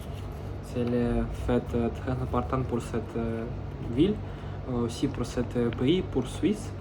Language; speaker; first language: French; non-native, learner; Russian